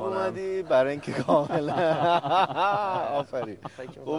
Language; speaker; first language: Persian; native; Persian